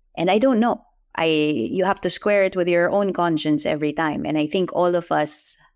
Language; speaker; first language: English; non-native, local second language; Filipino